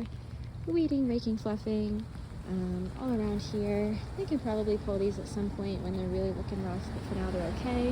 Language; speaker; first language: English; native; English